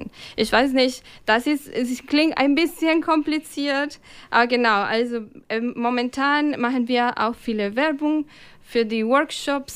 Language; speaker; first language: German; non-native, fluent; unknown